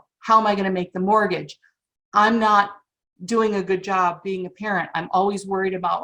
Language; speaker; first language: English; native; English